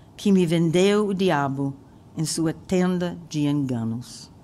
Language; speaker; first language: Portuguese; non-native, fluent; English